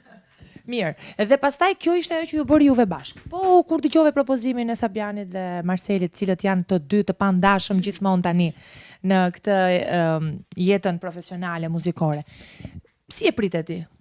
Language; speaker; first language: Albanian; native; Albanian